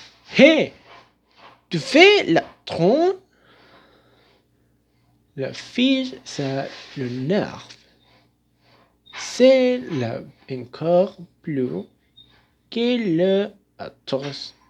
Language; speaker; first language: French; non-native, learner; Spanish